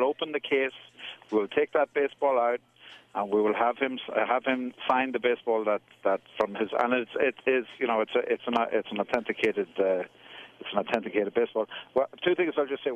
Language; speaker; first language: English; native; English